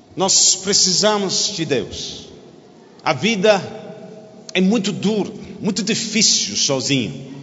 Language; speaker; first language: Portuguese; non-native, fluent; English